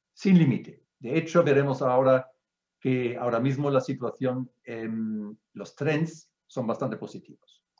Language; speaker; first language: Spanish; non-native, fluent; German